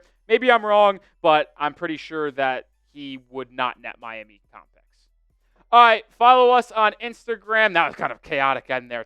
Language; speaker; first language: English; native; English